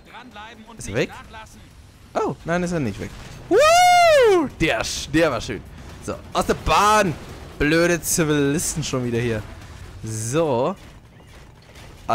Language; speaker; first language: German; native; German